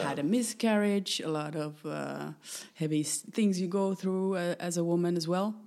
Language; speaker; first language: English; non-native, fluent; Finnish